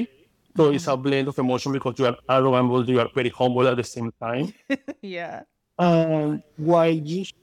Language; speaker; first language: English; non-native, fluent; Spanish